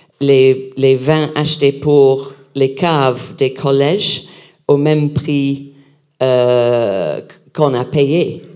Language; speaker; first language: French; non-native, learner; English